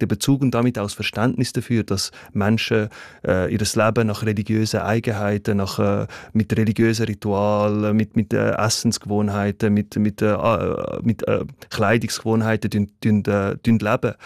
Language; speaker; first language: German; early bilingual, other home language; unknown